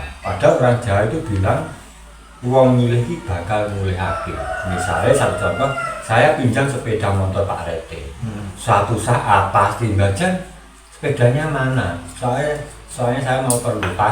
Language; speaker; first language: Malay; non-native, local second language; Javanese